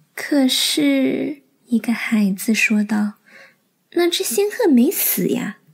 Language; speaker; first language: Chinese; early bilingual, heritage; Chinese